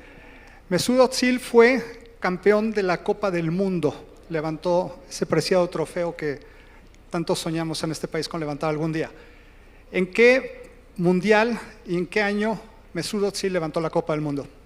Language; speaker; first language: Spanish; native; Spanish